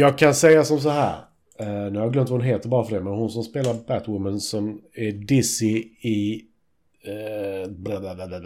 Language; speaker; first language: Swedish; native; Swedish